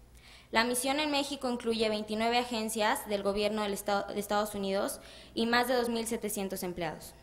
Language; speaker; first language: Spanish; native; Spanish